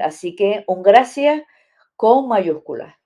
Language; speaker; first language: Spanish; native; Spanish